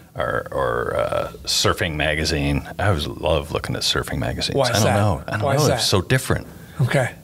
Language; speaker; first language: English; native; English